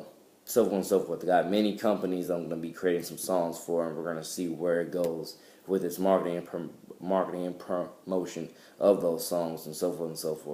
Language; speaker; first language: English; native; English